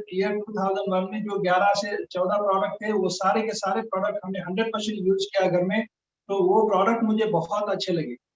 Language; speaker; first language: Hindi; native; Hindi